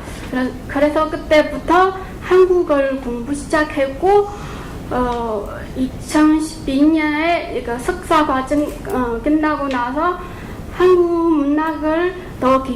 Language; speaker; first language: Korean; non-native, fluent; Chinese